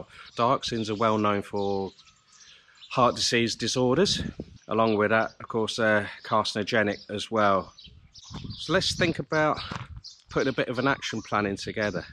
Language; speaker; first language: English; native; English